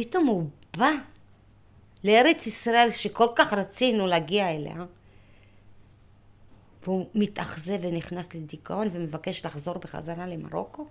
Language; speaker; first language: Hebrew; early bilingual, other home language; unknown